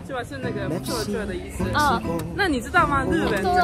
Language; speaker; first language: Chinese; non-native, learner; Japanese